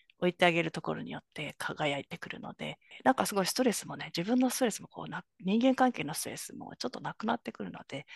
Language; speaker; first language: Japanese; native; Japanese